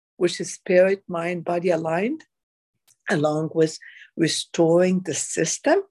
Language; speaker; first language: English; non-native, fluent; Arabic